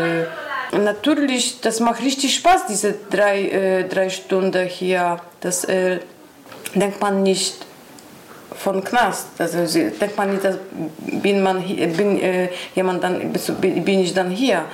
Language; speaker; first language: German; non-native, learner; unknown